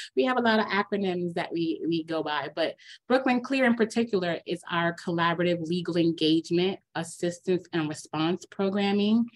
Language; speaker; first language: English; native; English